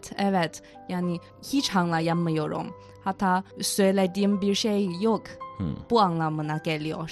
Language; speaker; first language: Turkish; non-native, fluent; Chinese